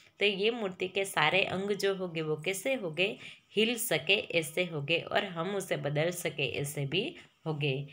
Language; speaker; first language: Hindi; non-native, local second language; Gujarati